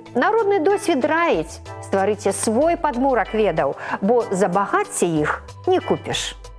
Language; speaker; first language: Belarusian; native; Belarusian